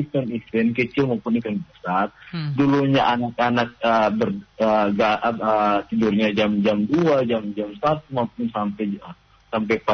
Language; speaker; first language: Indonesian; native; Indonesian